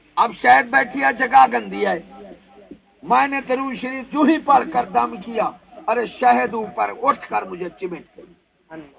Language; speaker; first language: Urdu; non-native, local second language; Punjabi